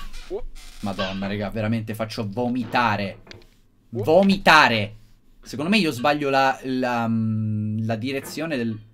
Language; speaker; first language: Italian; native; Italian